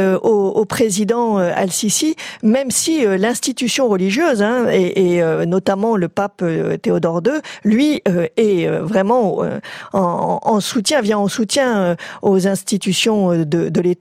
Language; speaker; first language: French; native; French